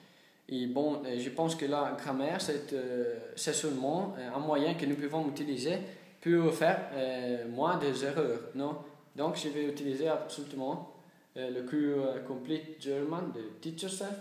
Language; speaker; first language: French; non-native, learner; Italian